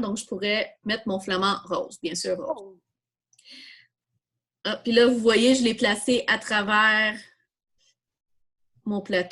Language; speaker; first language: French; native; French